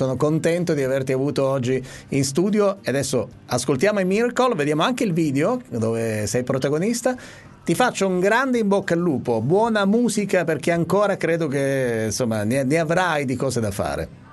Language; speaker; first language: Italian; native; Italian